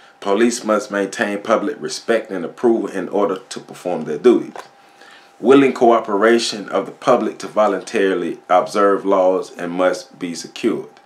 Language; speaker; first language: English; native; English